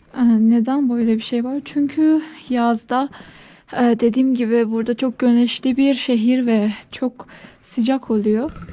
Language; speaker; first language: Turkish; non-native, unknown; Persian